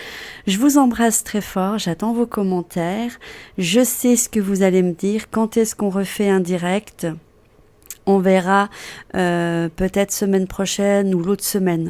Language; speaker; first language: French; native; French